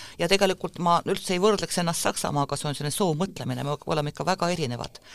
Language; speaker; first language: Estonian; non-native, local second language; Russian